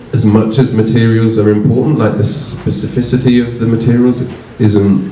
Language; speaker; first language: English; native; English